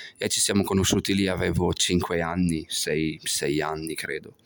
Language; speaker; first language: Italian; non-native, fluent; Albanian